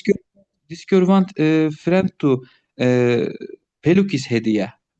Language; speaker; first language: English; non-native, learner; Turkish